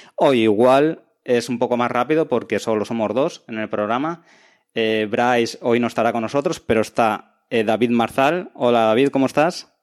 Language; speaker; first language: Spanish; native; Spanish